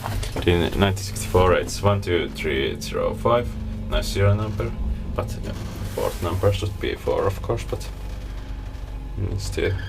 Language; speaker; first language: English; non-native, fluent; Finnish